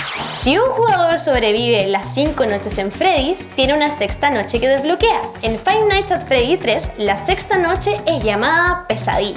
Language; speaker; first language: Spanish; native; Spanish